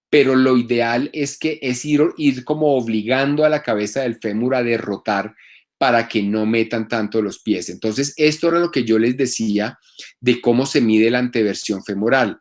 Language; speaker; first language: Spanish; native; Spanish